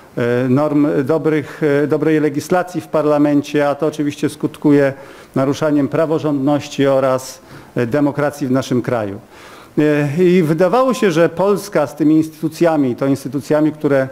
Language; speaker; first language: Polish; native; Polish